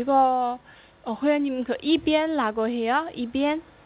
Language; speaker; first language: Korean; non-native, fluent; Chinese